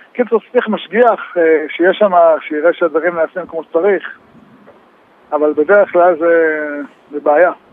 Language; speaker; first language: Hebrew; native; Hebrew